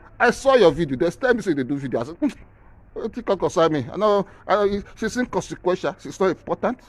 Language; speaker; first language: Nigerian Pidgin; non-native, local second language; Esan